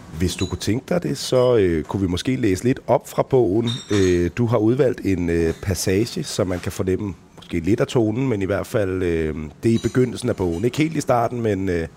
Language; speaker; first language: Danish; native; Danish